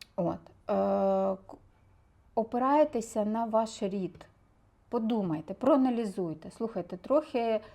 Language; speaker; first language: Ukrainian; non-native, local second language; Russian